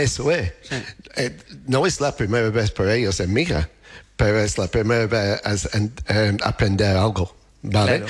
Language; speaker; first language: Spanish; non-native, learner; English